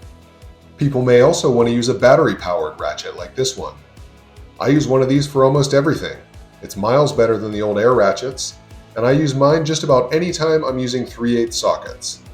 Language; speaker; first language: English; native; English